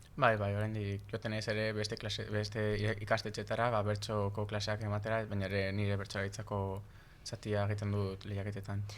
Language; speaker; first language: Basque; native; Basque